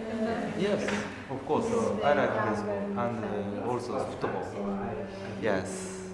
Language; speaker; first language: English; non-native, learner; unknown